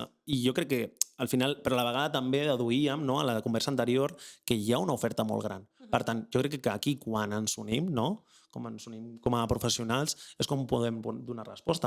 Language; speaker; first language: Catalan; native; Catalan